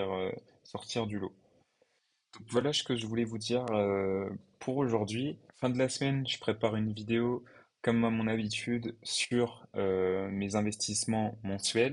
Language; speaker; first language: French; native; French